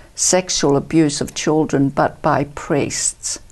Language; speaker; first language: English; early bilingual, other home language; Italian